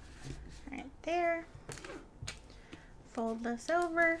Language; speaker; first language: English; native; English